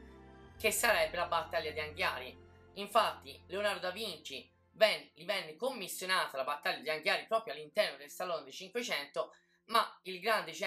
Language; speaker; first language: Italian; native; Italian